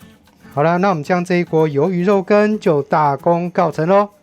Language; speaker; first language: Chinese; native; Chinese